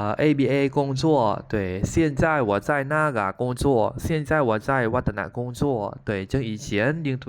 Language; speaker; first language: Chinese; non-native, fluent; Khmer